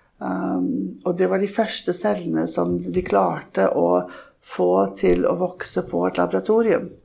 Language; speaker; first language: Norwegian; early bilingual, heritage; Norwegian